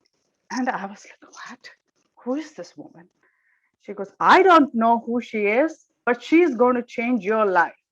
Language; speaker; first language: English; non-native, local second language; Tamil